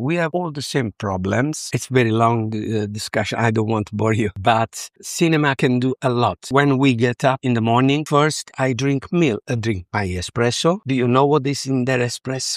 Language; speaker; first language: English; non-native, learner; Italian